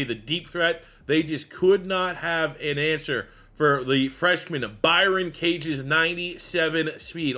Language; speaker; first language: English; native; English